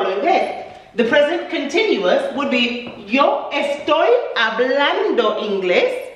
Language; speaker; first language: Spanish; non-native, fluent; English